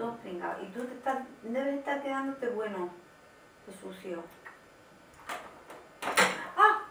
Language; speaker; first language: Spanish; native; Spanish